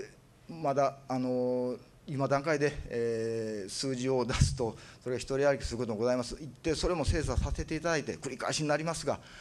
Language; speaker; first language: Japanese; native; Japanese